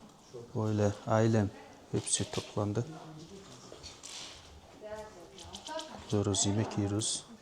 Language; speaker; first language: Turkish; non-native, fluent; Mongolian